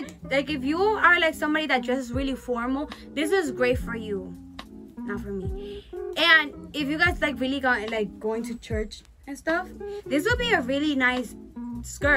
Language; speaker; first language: English; early bilingual, other home language; Spanish